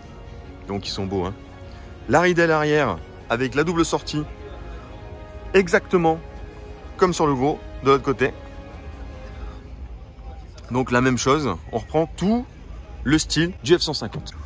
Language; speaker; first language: French; native; French